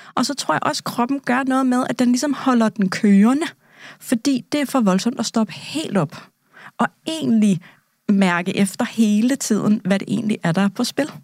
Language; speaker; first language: Danish; native; Danish